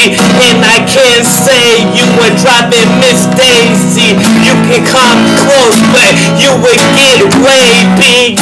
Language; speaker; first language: English; native; English